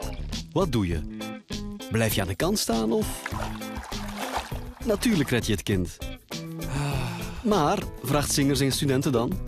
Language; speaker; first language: Dutch; native; Dutch